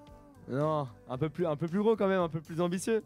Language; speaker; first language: French; native; French